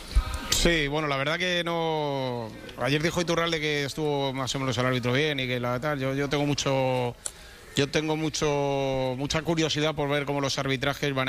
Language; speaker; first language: Spanish; native; Spanish